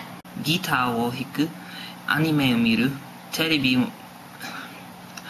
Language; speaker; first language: Japanese; non-native, learner; English